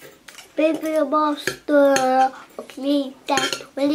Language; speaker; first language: Swedish; early bilingual, other home language; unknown